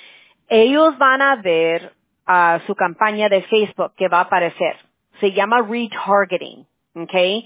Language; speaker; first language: Spanish; early bilingual, heritage; Spanish